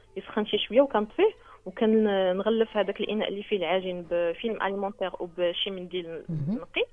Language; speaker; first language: Arabic; native; Arabic